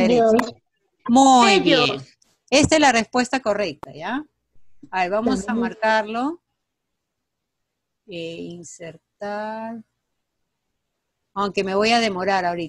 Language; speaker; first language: Spanish; native; Spanish